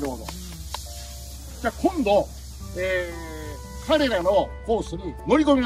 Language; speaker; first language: Japanese; native; Japanese